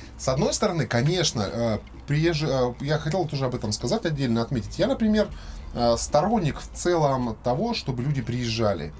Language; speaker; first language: Russian; native; Russian